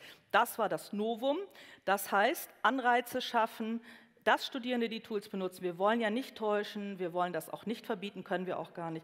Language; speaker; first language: German; native; German